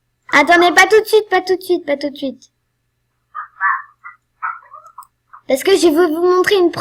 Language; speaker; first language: French; native; French